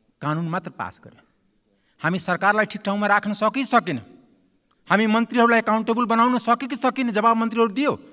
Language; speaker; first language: Nepali; non-native, local second language; Maithili